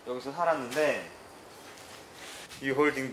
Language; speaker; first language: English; non-native, learner; Korean